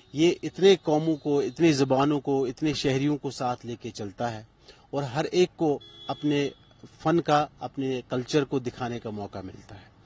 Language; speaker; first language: Hindi; non-native, local second language; Kashmiri